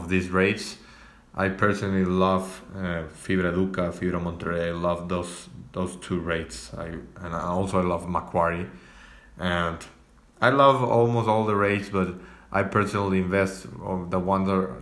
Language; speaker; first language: English; non-native, fluent; Spanish